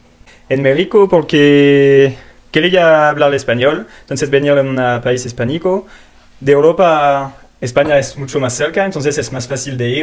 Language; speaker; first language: Spanish; non-native, learner; French